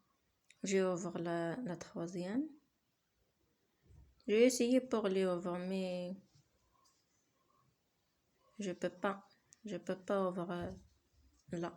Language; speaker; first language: French; non-native, learner; Arabic